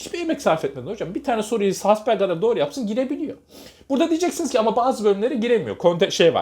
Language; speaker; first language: Turkish; native; Turkish